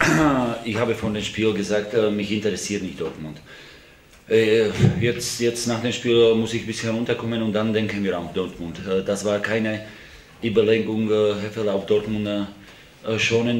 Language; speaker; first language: German; non-native, fluent; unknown